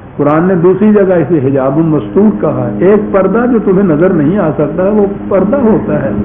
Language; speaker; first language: Urdu; non-native, local second language; Punjabi